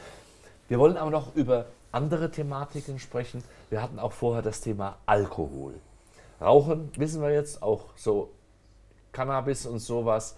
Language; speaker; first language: German; native; German